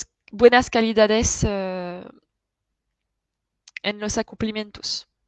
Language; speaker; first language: Spanish; non-native, fluent; French